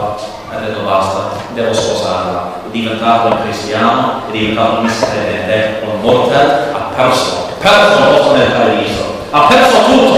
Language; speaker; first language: Italian; non-native, learner; English